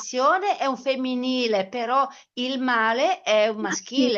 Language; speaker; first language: Italian; native; Italian